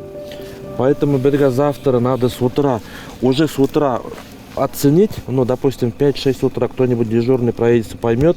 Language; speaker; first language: Russian; native; Russian